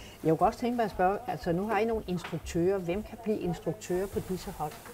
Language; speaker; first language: Danish; native; Danish